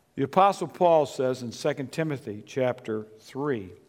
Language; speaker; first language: English; native; English